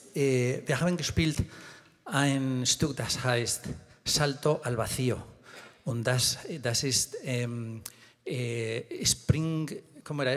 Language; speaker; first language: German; non-native, fluent; Spanish